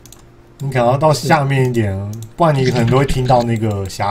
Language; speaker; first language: Chinese; native; Chinese